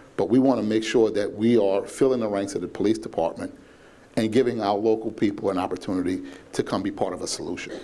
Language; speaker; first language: English; native; English